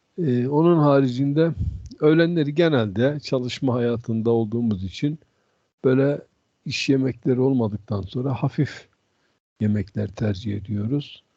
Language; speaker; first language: Turkish; native; Turkish